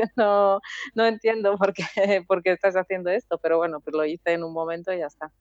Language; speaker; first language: Spanish; non-native, fluent; Polish